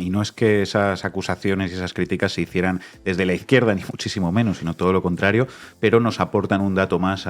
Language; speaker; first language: Spanish; native; Spanish